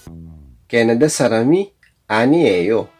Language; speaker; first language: Korean; non-native, learner; Filipino